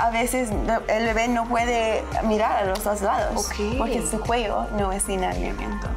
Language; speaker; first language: Spanish; early bilingual, heritage; English